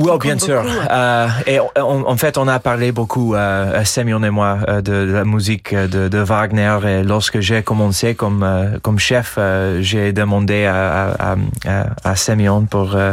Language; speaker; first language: French; non-native, fluent; English